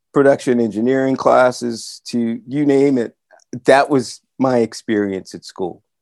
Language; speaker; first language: English; native; English